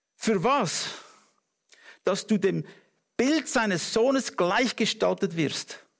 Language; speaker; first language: German; non-native, fluent; English